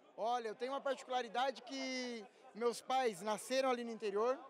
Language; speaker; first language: Portuguese; native; Portuguese